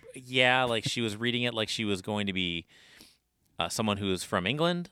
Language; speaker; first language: English; native; English